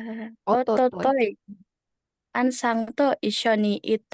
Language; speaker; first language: Japanese; non-native, learner; Indonesian